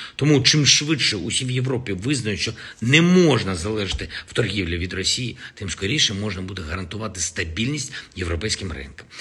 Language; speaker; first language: Ukrainian; non-native, local second language; Russian